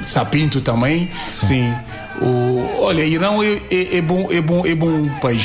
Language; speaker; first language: Portuguese; non-native, learner; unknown